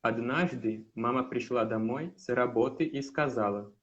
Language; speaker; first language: Russian; non-native, learner; Portuguese